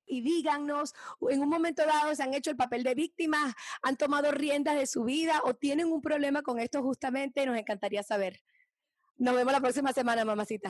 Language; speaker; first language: Spanish; early bilingual, heritage; Spanish